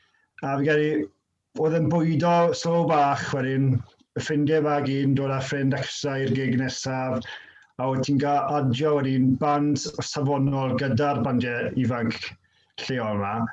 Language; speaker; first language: Welsh; native; Welsh